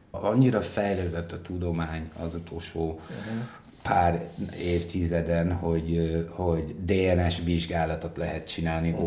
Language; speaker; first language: Hungarian; non-native, fluent; English